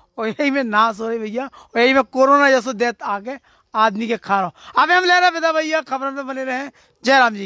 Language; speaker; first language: Hindi; native; Hindi